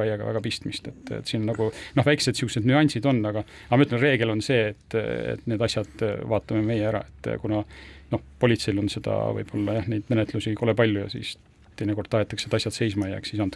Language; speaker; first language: Estonian; native; Estonian